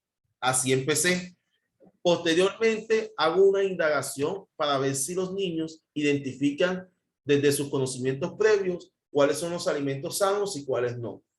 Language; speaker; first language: Spanish; native; Spanish